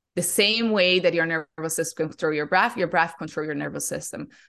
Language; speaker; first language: English; non-native, fluent; Portuguese